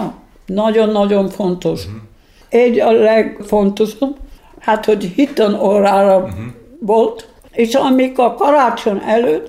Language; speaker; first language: Hungarian; early bilingual, heritage; Hungarian